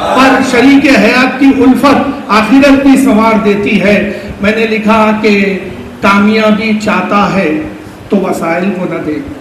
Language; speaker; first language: Urdu; native; Urdu